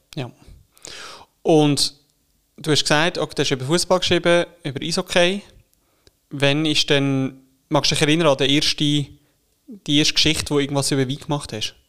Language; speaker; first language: German; native; German